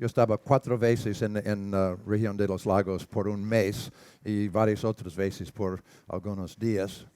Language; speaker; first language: Spanish; non-native, learner; English